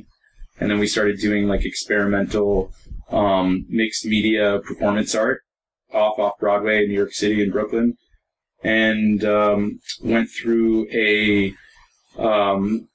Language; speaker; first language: English; native; English